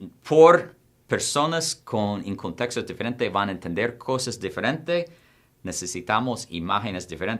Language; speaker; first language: Spanish; non-native, fluent; English